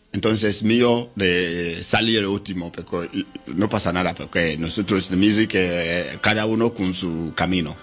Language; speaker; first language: Spanish; non-native, learner; Ewe